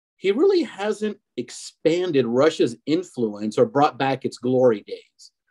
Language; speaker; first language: English; early bilingual, other home language; Spanish